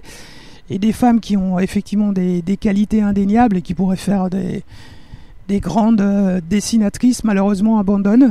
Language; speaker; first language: French; native; French